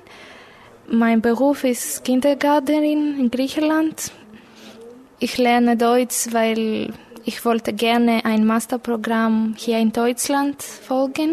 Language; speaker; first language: German; non-native, learner; Greek